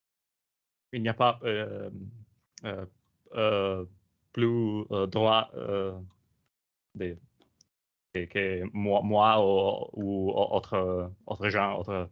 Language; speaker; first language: French; non-native, learner; Italian